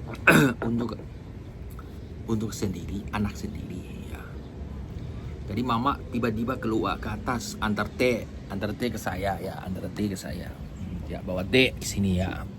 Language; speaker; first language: Indonesian; non-native, fluent; Chinese